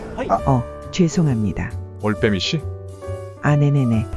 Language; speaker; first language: Korean; native; Korean